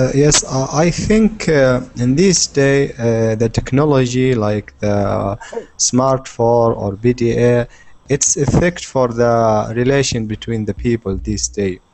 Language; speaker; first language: English; non-native, learner; Arabic